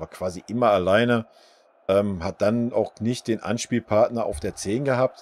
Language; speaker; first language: German; native; German